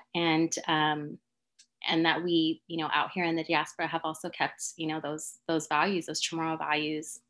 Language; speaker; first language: English; native; English